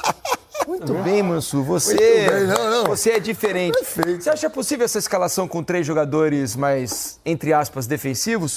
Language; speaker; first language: Portuguese; native; Portuguese